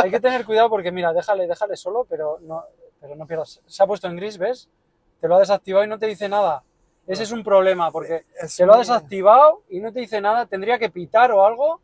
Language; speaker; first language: Spanish; native; Spanish